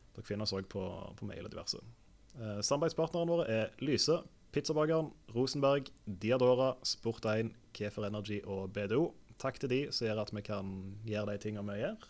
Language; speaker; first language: Norwegian; native; Norwegian